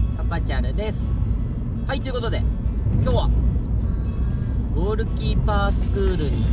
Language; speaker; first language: Japanese; native; Japanese